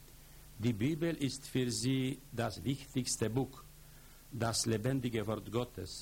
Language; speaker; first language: German; non-native, fluent; Polish